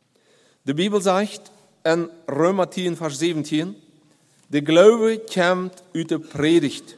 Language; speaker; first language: German; non-native, learner; Plautdietsch